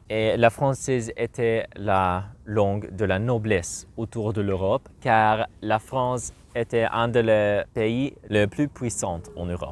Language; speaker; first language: French; non-native, learner; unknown